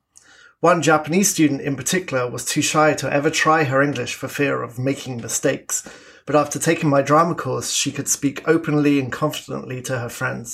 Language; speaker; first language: English; native; English